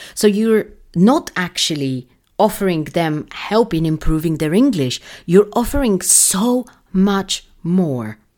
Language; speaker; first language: English; non-native, fluent; Polish